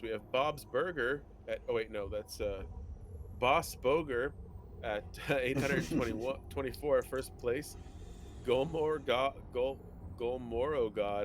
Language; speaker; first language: English; native; English